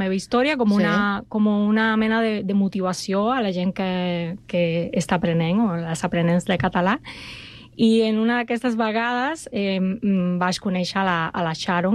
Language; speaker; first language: Catalan; non-native, fluent; Spanish